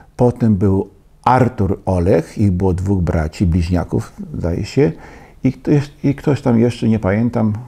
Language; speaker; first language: Polish; native; Polish